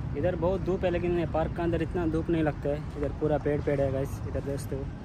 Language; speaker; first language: Hindi; non-native, local second language; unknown